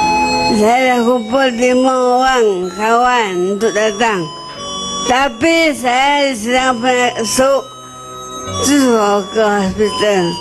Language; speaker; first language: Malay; non-native, local second language; Chinese